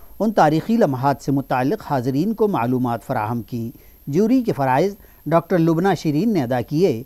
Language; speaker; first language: Hindi; non-native, local second language; Urdu